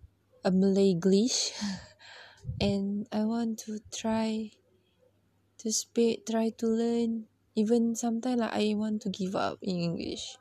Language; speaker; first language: English; non-native, learner; Malay